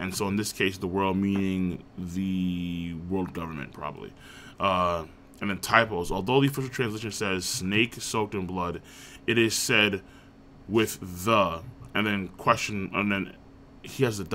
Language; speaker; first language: English; native; English